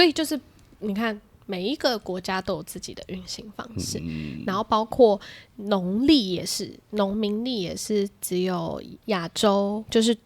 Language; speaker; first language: Chinese; native; Chinese